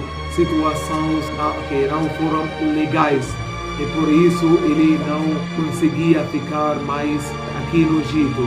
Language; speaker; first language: Portuguese; non-native, fluent; Arabic